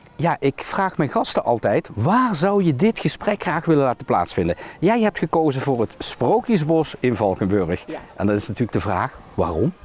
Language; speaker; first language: Dutch; native; Dutch